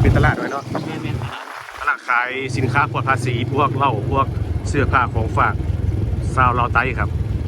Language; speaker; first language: Thai; native; Thai